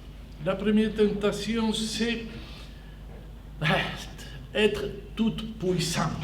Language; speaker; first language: French; non-native, fluent; Spanish